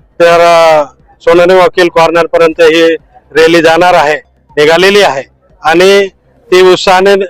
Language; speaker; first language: Marathi; non-native, local second language; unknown